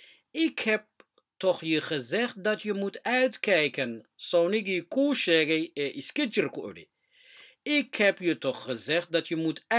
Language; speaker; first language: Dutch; non-native, fluent; Somali